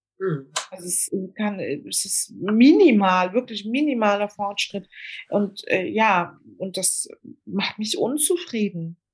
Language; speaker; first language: German; early bilingual, other home language; Turkish